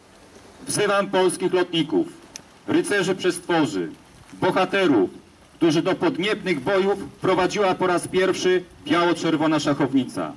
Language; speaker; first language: Polish; native; Polish